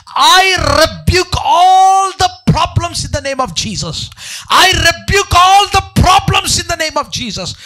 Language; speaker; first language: English; non-native, local second language; Telugu